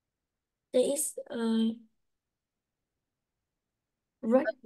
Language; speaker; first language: English; non-native, learner; Vietnamese